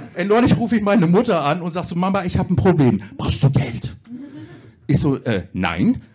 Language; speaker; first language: German; native; German